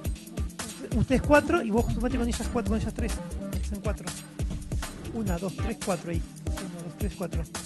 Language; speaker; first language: Spanish; native; Spanish